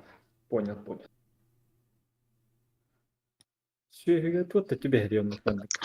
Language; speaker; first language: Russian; non-native, local second language; Yakut